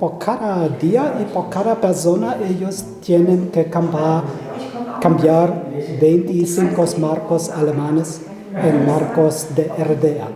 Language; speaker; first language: Spanish; non-native, fluent; German